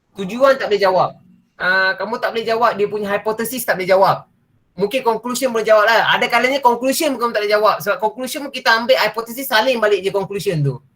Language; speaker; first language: Malay; non-native, local second language; Tamil